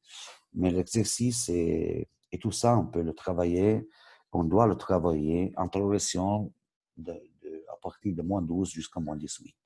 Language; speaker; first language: French; non-native, local second language; Italian